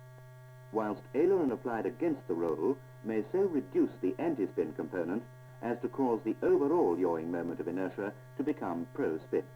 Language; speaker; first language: English; native; English